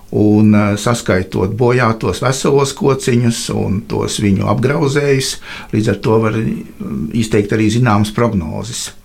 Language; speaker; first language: Latvian; native; Latvian